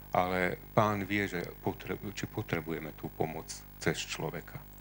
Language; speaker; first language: Slovak; non-native, local second language; Hungarian